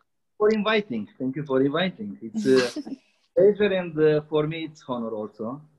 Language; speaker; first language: English; non-native, learner; Romanian